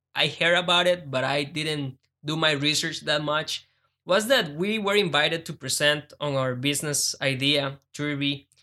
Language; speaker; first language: English; non-native, fluent; Spanish